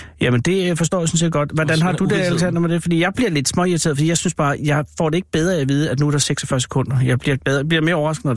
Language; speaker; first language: Danish; native; Danish